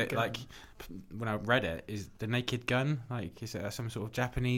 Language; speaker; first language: English; native; English